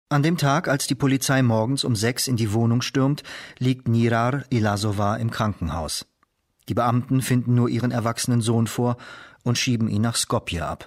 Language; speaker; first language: German; native; German